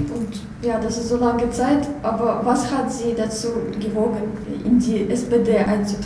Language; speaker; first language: German; non-native, fluent; Russian